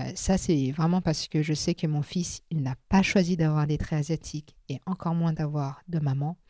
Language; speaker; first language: French; non-native, local second language; Min Nan Chinese